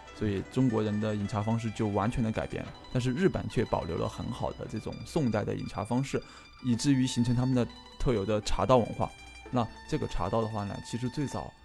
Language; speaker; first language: Chinese; native; Chinese